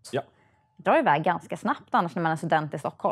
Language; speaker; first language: Swedish; native; Swedish